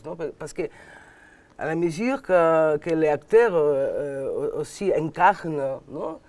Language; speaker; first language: French; non-native, learner; Catalan